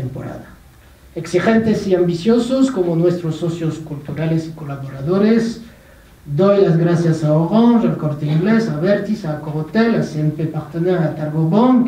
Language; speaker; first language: Spanish; non-native, fluent; French